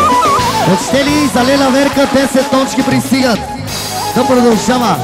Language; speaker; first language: Bulgarian; non-native, local second language; Romany